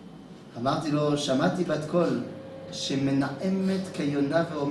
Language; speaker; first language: Hebrew; non-native, fluent; French